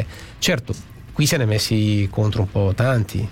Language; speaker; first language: Italian; native; Italian